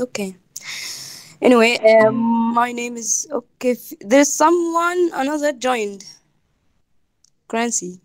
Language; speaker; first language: English; non-native, fluent; Arabic